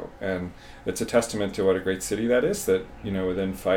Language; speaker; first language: English; native; English